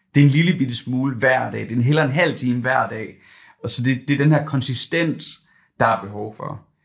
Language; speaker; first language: Danish; native; Danish